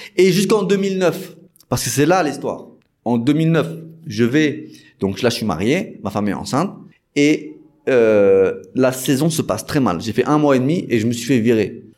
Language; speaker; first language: French; native; French